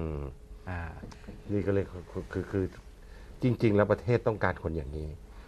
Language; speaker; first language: Thai; native; Thai